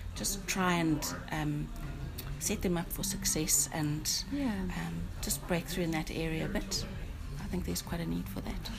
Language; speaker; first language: English; native; English